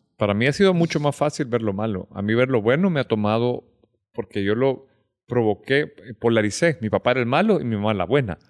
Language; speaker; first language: Spanish; native; Spanish